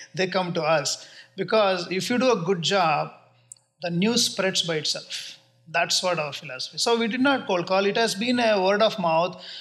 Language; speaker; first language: English; non-native, local second language; Kannada